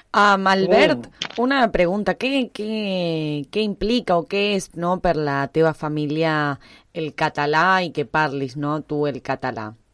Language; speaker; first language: Catalan; non-native, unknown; Spanish